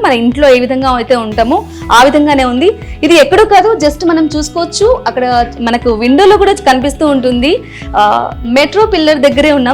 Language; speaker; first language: Telugu; native; Telugu